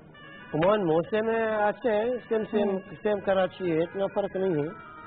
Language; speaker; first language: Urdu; non-native, learner; Arabic